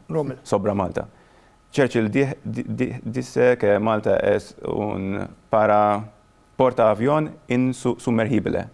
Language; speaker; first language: Spanish; non-native, fluent; Maltese